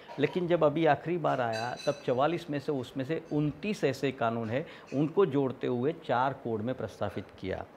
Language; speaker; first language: Hindi; non-native, local second language; Gujarati